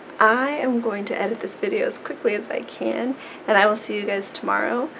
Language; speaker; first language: English; native; English